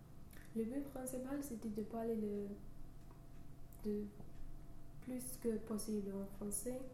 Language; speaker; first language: French; non-native, fluent; English